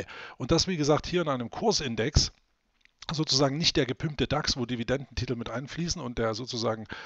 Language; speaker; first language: German; native; German